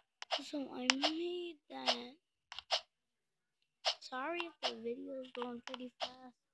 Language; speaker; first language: English; native; English